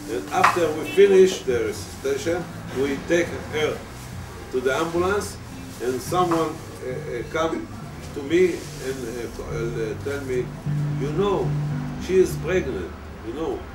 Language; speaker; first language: English; non-native, learner; Hebrew